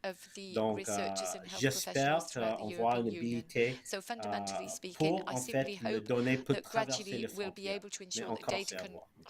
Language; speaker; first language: French; early bilingual, heritage; English